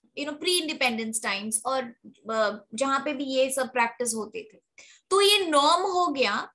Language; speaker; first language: Hindi; native; Hindi